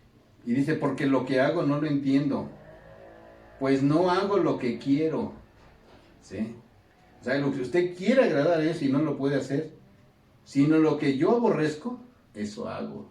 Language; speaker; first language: Spanish; native; Spanish